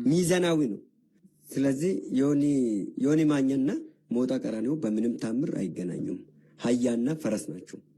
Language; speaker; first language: Amharic; non-native, local second language; Oromo